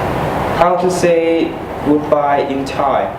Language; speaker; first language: English; non-native, learner; Thai